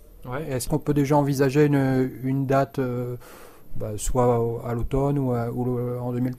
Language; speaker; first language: French; native; French